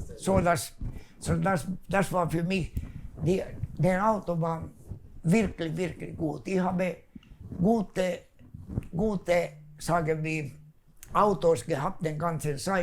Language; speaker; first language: German; non-native, fluent; Finnish